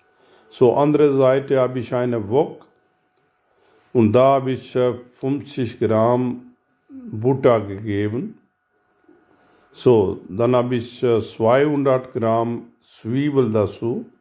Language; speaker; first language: German; non-native, learner; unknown